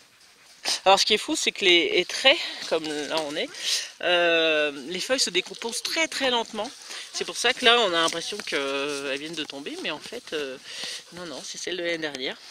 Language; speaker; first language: French; native; French